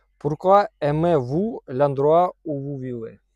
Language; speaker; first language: French; non-native, learner; Russian